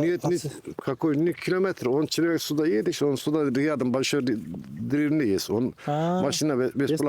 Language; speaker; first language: Russian; non-native, learner; Turkish